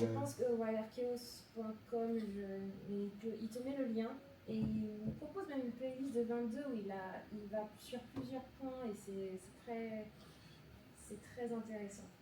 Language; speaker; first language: French; native; French